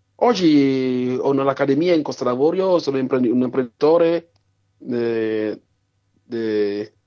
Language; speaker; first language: Italian; non-native, learner; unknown